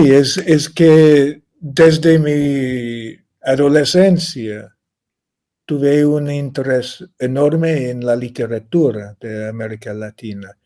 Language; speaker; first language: Spanish; non-native, fluent; English